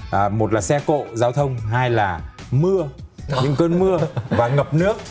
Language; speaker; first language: Vietnamese; native; Vietnamese